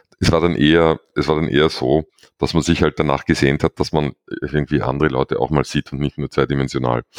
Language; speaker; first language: German; native; German